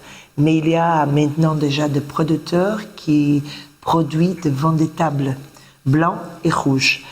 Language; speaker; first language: French; non-native, fluent; Portuguese